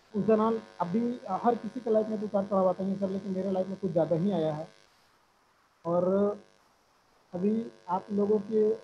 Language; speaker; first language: Hindi; native; Hindi